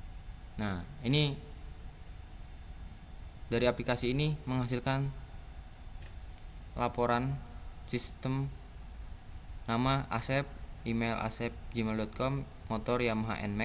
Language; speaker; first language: Indonesian; native; Indonesian